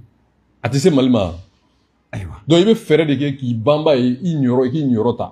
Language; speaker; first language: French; non-native, local second language; Bambara